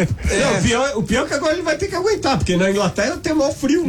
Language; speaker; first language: Portuguese; native; Portuguese